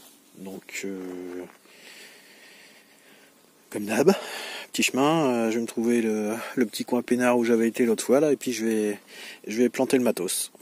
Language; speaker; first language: French; native; French